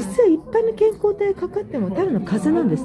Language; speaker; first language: Japanese; native; Japanese